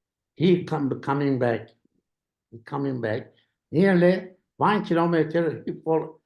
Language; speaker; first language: English; non-native, learner; Turkish